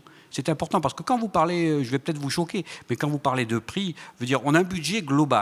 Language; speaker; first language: French; native; French